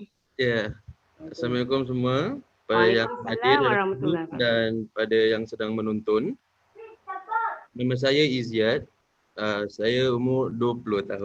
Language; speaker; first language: Malay; native; Malay